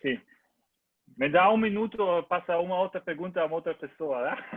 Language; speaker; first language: Portuguese; non-native, learner; German